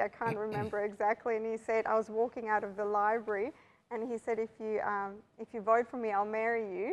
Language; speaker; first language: English; early bilingual, other home language; Albanian